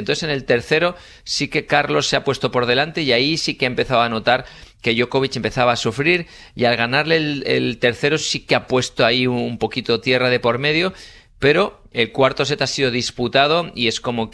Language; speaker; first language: Spanish; native; Spanish